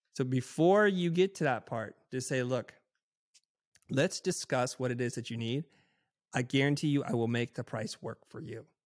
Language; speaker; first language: English; native; English